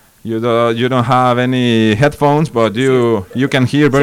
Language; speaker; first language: English; non-native, learner; Spanish